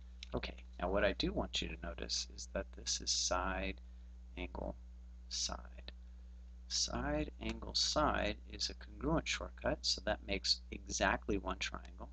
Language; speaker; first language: English; native; English